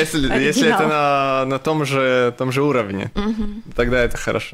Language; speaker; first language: Russian; non-native, local second language; Latvian